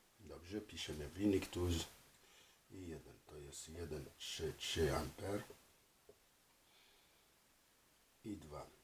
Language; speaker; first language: Polish; non-native, fluent; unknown